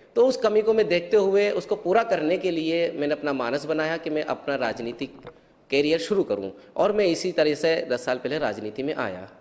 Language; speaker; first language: Hindi; native; Hindi